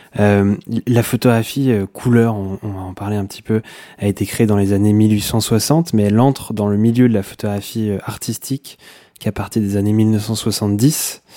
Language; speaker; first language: French; native; French